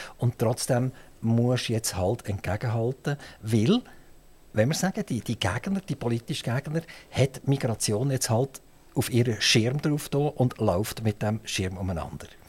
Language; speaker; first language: German; native; German